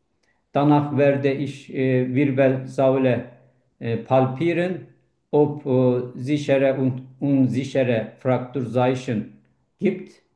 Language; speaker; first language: German; non-native, learner; Turkish